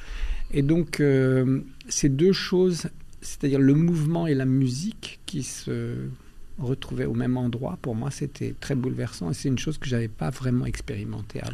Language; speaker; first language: French; early bilingual, other home language; Albanian